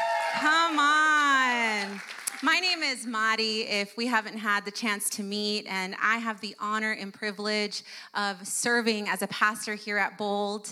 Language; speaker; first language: English; early bilingual, other home language; Spanish